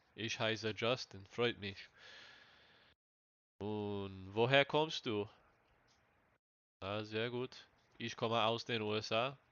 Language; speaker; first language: German; non-native, learner; English